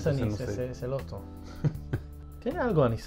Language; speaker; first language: Spanish; early bilingual, heritage; Spanish